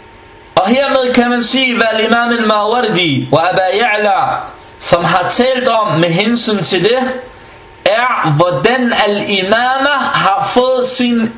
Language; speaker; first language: Danish; non-native, fluent; Arabic